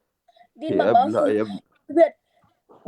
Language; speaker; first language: Swedish; non-native, learner; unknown